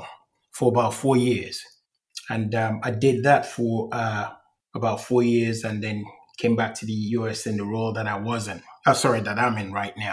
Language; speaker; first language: English; non-native, local second language; Igbo